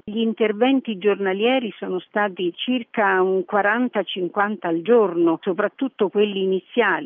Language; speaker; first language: Italian; native; Italian